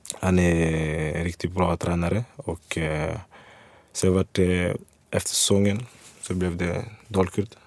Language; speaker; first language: Swedish; early bilingual, other home language; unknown